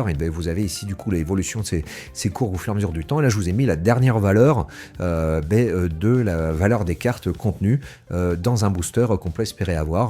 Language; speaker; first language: French; native; French